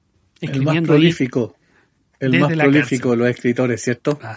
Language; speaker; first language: Spanish; native; Spanish